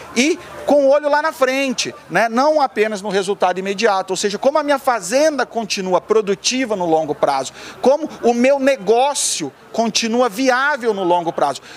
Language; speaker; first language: Portuguese; native; Portuguese